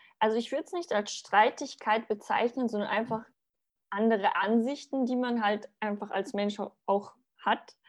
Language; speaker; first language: German; early bilingual, other home language; Bosnian